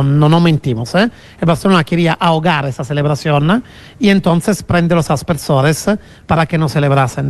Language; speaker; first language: Spanish; non-native, fluent; Italian